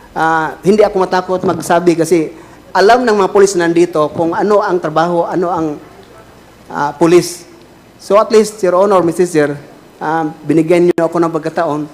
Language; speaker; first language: Filipino; non-native, local second language; Cebuano